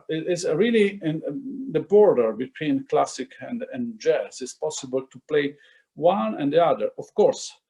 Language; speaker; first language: English; non-native, fluent; Italian